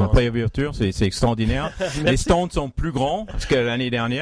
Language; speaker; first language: French; native; French